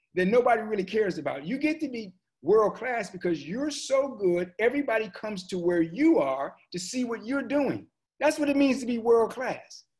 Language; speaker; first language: English; native; English